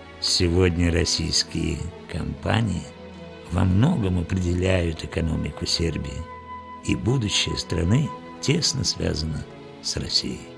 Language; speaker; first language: Russian; native; Russian